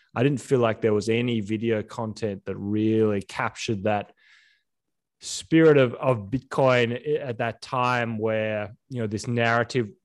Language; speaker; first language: English; native; English